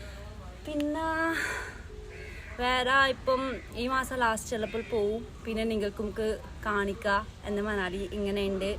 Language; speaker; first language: Malayalam; non-native, local second language; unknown